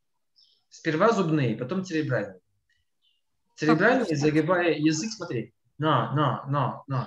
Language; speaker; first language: Russian; native; Russian